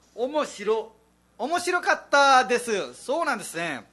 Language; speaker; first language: Japanese; non-native, fluent; Nepali